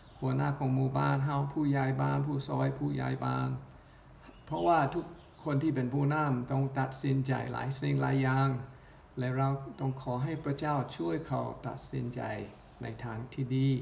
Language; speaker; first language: Thai; non-native, local second language; Northeastern Thai